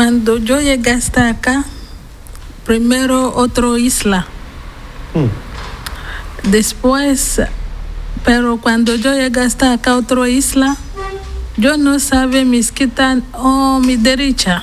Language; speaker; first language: Spanish; non-native, learner; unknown